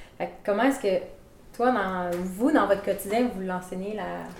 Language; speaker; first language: French; native; French